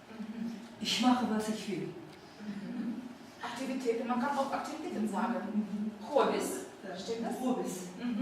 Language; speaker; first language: German; non-native, fluent; Ukrainian